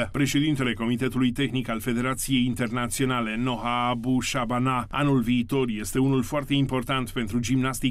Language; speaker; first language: Romanian; native; Romanian